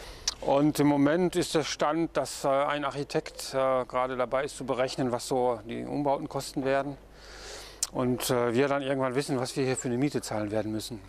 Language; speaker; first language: German; native; German